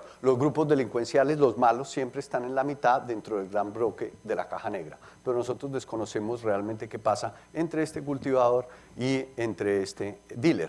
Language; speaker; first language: Spanish; native; Spanish